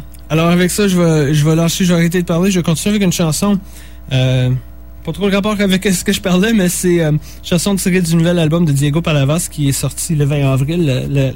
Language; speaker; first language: French; native; French